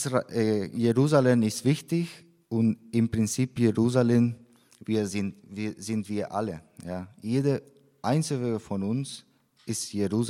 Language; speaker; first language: German; non-native, fluent; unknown